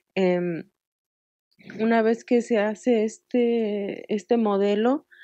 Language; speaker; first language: Spanish; native; Spanish